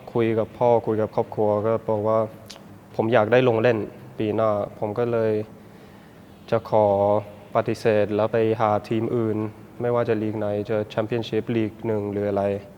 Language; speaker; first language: Thai; early bilingual, heritage; Thai